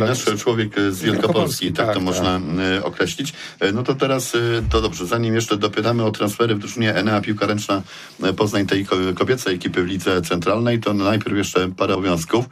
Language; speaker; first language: Polish; native; Polish